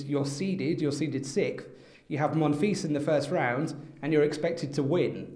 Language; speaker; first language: English; native; English